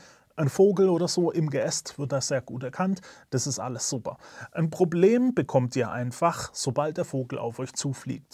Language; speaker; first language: German; native; German